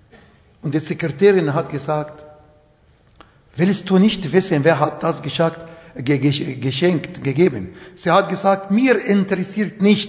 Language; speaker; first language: German; non-native, fluent; Arabic